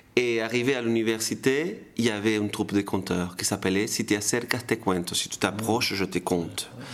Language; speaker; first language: French; non-native, fluent; Spanish